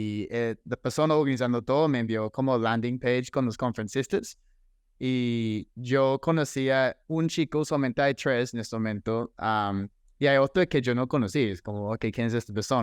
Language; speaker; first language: Spanish; non-native, fluent; English